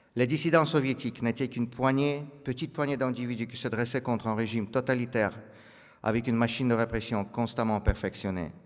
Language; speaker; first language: French; non-native, fluent; Russian